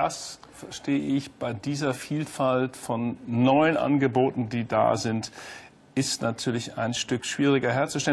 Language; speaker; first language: German; native; German